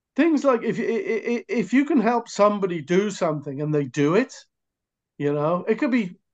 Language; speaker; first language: English; native; English